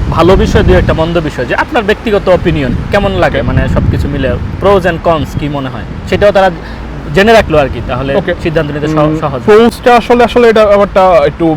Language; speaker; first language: Bangla; native; Bangla